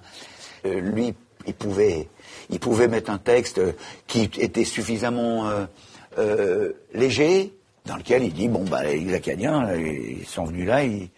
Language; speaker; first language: French; native; French